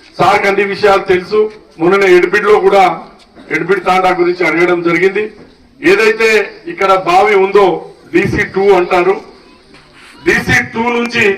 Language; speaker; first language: Telugu; native; Telugu